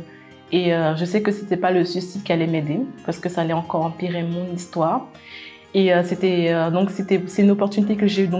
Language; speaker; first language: French; native; French